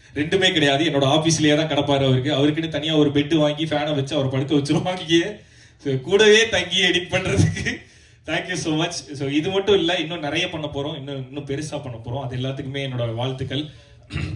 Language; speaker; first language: Tamil; native; Tamil